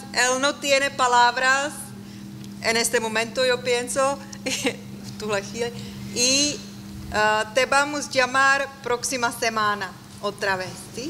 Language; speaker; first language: Spanish; non-native, learner; Czech